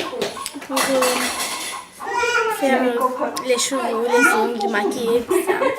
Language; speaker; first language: French; non-native, learner; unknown